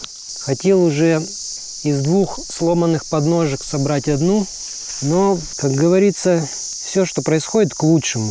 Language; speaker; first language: Russian; native; Russian